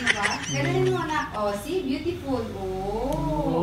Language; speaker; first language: Filipino; native; Filipino